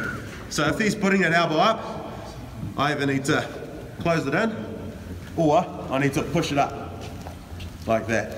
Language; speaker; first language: English; native; English